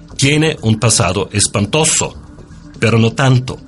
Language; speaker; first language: Spanish; non-native, fluent; German